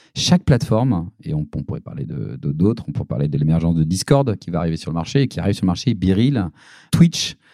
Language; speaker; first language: French; native; French